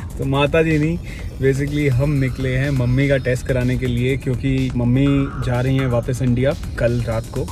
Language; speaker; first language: Hindi; native; Hindi